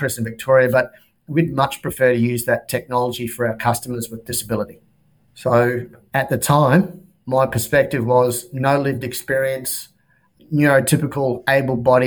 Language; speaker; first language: English; native; English